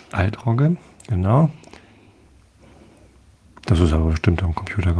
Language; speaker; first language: German; native; German